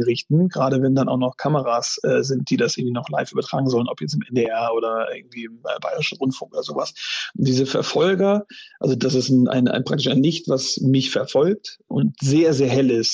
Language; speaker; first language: German; native; German